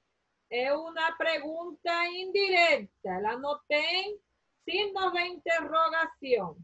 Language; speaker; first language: Spanish; non-native, fluent; Portuguese